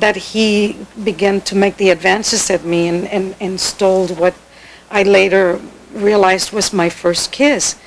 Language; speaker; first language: English; early bilingual, other home language; Spanish